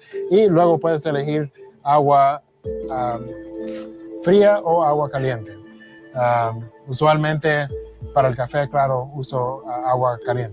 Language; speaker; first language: Spanish; early bilingual, heritage; Spanish